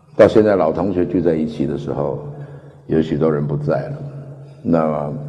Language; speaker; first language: Chinese; early bilingual, other home language; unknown